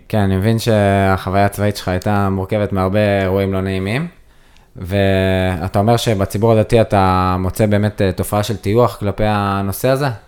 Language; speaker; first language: Hebrew; native; Hebrew